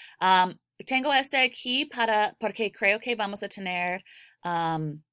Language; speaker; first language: Spanish; non-native, learner; English